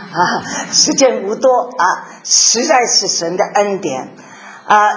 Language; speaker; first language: Chinese; non-native, local second language; Cantonese